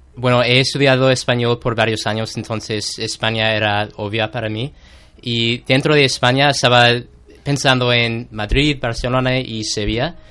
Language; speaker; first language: Spanish; non-native, fluent; English